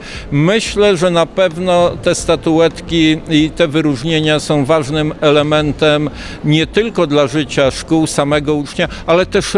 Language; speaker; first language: Polish; native; Polish